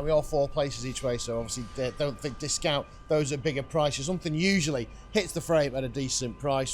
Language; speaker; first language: English; native; English